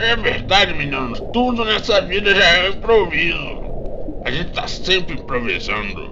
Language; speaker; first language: Portuguese; native; Portuguese